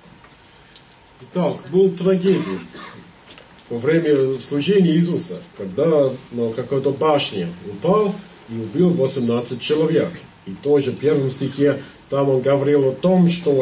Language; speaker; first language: Russian; non-native, fluent; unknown